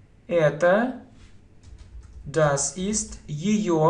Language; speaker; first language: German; non-native, fluent; Russian